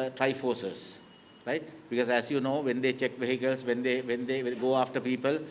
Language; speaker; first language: English; non-native, local second language; Sinhala